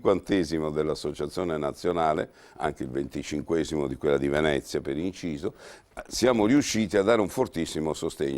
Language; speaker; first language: Italian; native; Italian